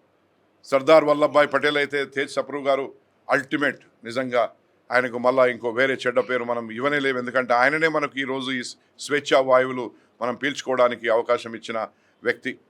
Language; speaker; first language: Telugu; native; Telugu